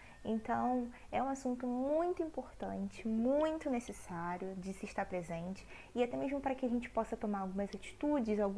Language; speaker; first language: Portuguese; native; Portuguese